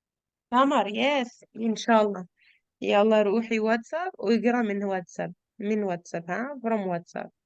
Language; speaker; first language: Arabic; non-native, fluent; Urdu